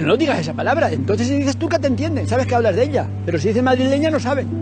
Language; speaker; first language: Spanish; native; Spanish